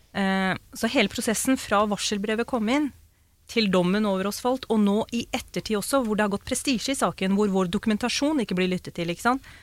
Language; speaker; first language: Norwegian; early bilingual, other home language; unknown